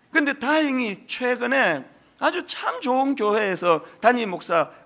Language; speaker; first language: Korean; native; Korean